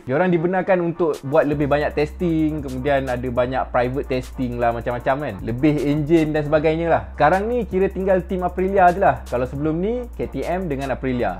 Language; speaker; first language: Malay; native; Malay